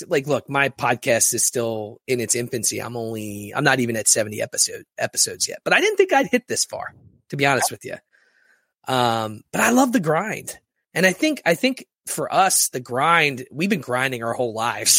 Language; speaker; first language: English; native; English